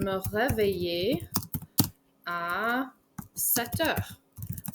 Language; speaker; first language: French; non-native, fluent; English